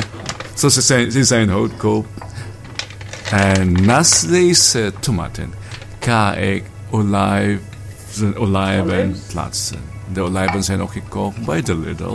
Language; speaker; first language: Dutch; non-native, learner; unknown